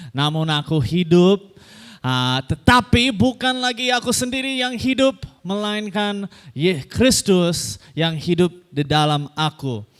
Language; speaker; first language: Indonesian; non-native, fluent; English